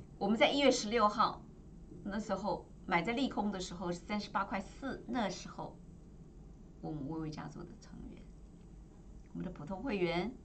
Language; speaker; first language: Chinese; native; Chinese